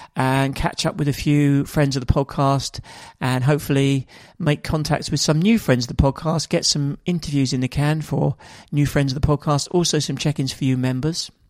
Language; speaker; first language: English; native; English